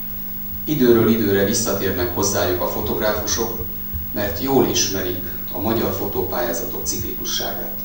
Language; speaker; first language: Hungarian; native; Hungarian